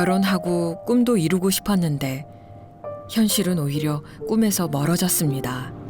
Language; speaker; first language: Korean; native; Korean